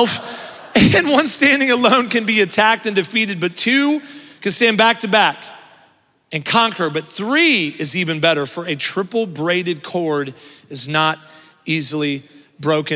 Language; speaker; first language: English; native; English